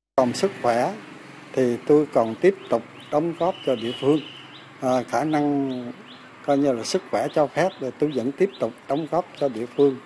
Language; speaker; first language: Vietnamese; non-native, local second language; Western Cham